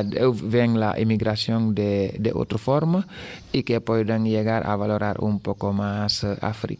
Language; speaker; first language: Spanish; non-native, fluent; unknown